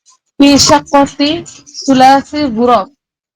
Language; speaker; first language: Arabic; non-native, learner; Bangla